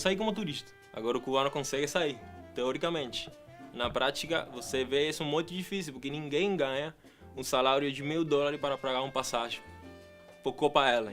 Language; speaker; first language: Portuguese; non-native, fluent; Spanish